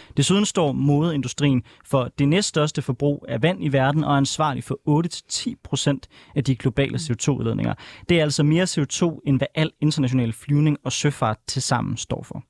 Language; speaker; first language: Danish; native; Danish